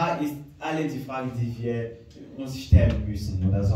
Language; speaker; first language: German; non-native, fluent; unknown